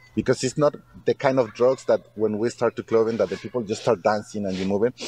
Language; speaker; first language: English; non-native, learner; Spanish